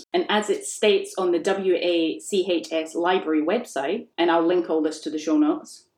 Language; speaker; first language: English; native; English